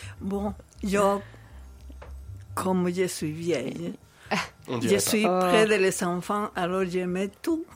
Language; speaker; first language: French; non-native, learner; Spanish